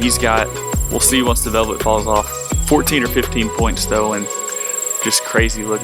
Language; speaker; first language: English; native; English